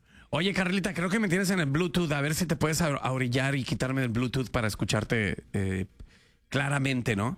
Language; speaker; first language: Spanish; native; Spanish